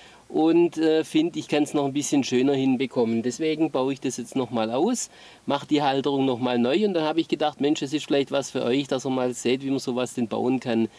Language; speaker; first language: German; native; German